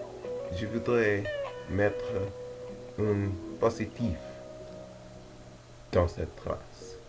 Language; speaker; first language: French; non-native, learner; English